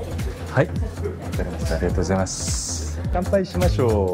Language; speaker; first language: Japanese; non-native, fluent; Korean